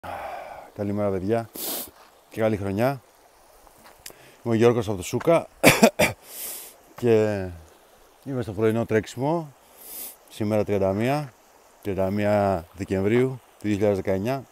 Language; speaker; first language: Greek; native; Greek